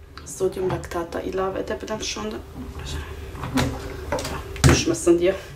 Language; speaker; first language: Turkish; non-native, fluent; German